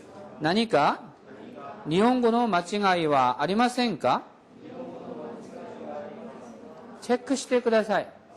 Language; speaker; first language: Japanese; non-native, fluent; Korean